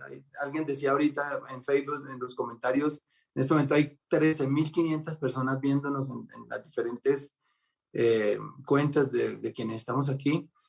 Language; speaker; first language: Spanish; native; Spanish